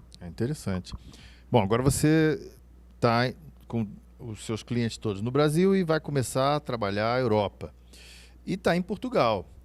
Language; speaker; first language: Portuguese; native; Portuguese